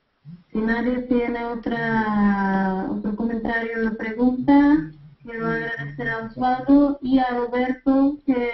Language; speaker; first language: Spanish; non-native, fluent; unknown